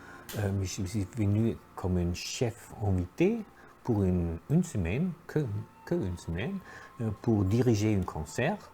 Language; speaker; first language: French; non-native, fluent; German